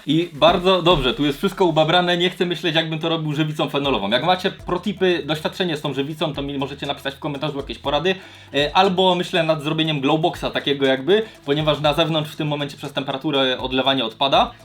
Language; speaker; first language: Polish; native; Polish